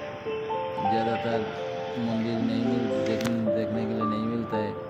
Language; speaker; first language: Hindi; non-native, local second language; Bangla